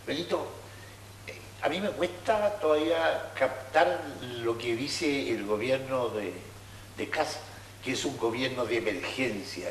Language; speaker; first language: Spanish; native; Spanish